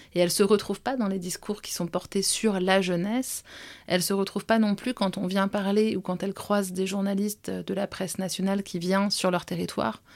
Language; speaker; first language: French; native; French